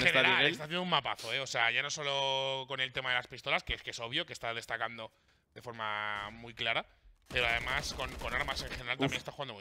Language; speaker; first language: Spanish; native; Spanish